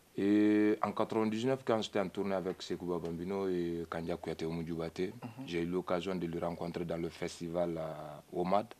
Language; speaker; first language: French; non-native, local second language; Mandingo